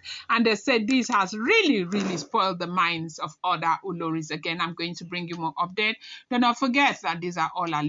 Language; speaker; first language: English; non-native, local second language; Yoruba